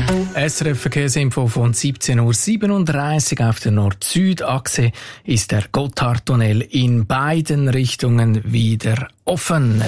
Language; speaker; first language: German; native; German